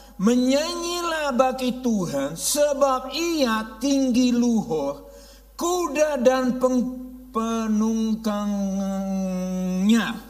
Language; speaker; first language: Indonesian; non-native, fluent; Dutch